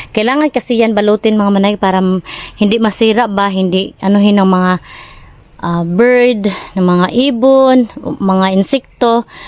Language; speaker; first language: Filipino; non-native, local second language; Cebuano